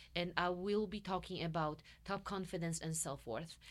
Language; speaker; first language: English; non-native, fluent; Polish